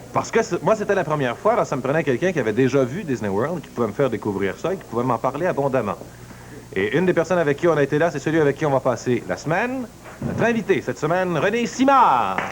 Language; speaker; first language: French; native; French